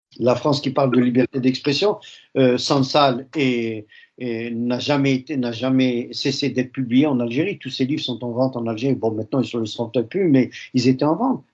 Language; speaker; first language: French; early bilingual, other home language; Arabic